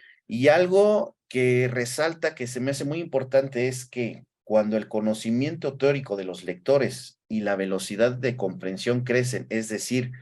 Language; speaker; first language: Spanish; native; Spanish